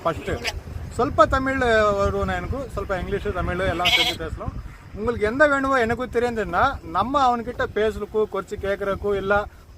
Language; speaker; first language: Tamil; non-native, learner; Telugu